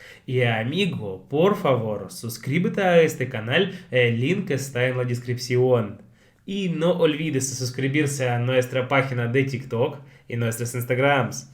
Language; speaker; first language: Spanish; non-native, fluent; Russian